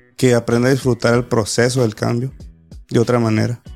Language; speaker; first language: Spanish; native; Spanish